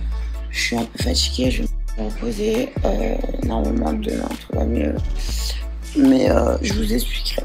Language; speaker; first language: French; native; French